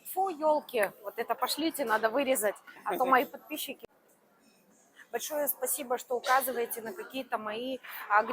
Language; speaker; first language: Russian; native; Russian